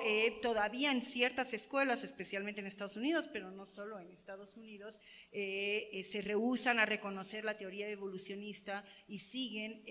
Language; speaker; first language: Spanish; native; Spanish